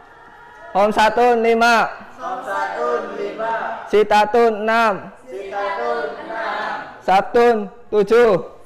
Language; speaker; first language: Arabic; non-native, learner; Indonesian